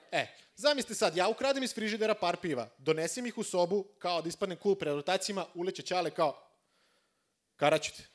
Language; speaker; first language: Croatian; non-native, fluent; Macedonian